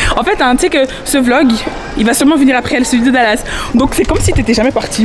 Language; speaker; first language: French; native; French